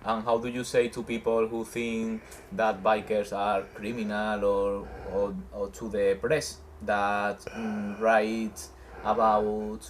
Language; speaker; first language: English; non-native, learner; Spanish